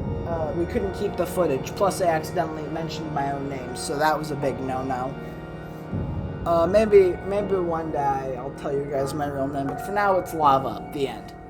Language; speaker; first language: English; native; English